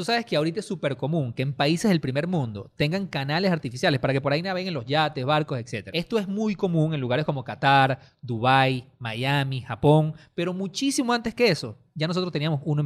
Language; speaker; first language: Spanish; native; Spanish